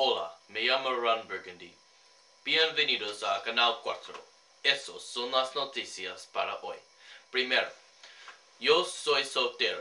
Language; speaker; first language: Spanish; non-native, learner; English